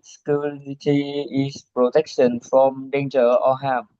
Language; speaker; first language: English; non-native, learner; Vietnamese